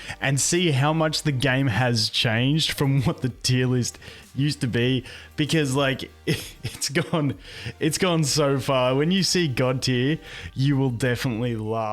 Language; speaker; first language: English; native; English